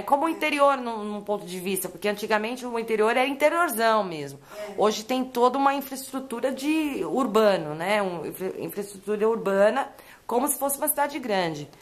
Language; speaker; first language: Portuguese; native; Portuguese